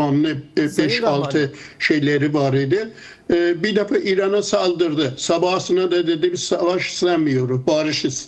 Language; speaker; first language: Turkish; non-native, fluent; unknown